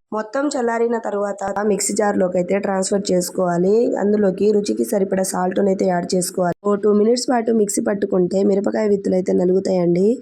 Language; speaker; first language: Telugu; non-native, local second language; Lambadi